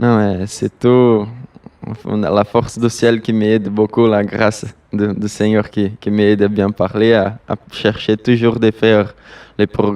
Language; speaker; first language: French; non-native, learner; Portuguese